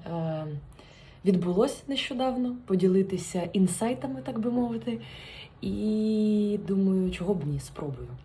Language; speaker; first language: Ukrainian; non-native, local second language; Russian